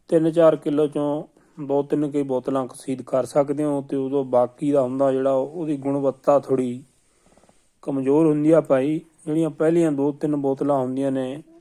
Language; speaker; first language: Punjabi; native; Punjabi